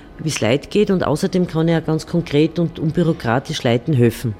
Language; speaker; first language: German; native; German